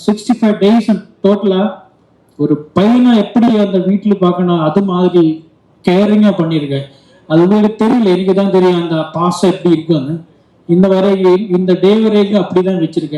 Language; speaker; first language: Tamil; non-native, learner; Malayalam